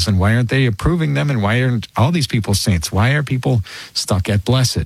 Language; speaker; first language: English; native; English